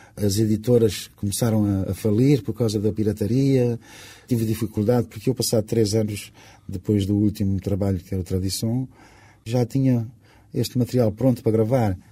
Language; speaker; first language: Portuguese; non-native, local second language; Kabuverdianu